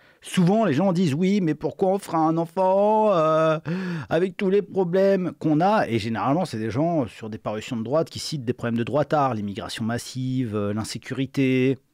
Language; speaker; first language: French; native; French